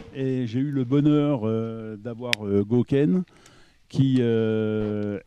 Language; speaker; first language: French; native; French